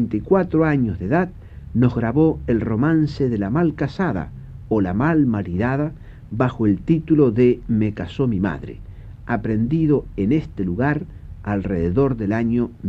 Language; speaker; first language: Spanish; native; Spanish